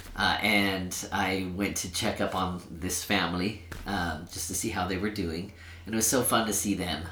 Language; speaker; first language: English; early bilingual, other home language; Spanish